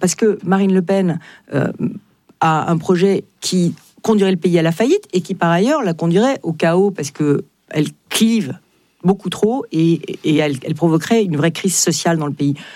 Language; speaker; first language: French; native; French